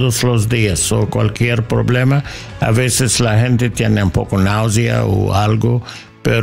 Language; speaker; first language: Spanish; non-native, learner; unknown